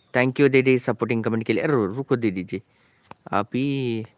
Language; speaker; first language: Hindi; non-native, local second language; Marathi